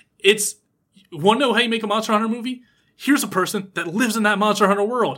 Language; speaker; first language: English; native; English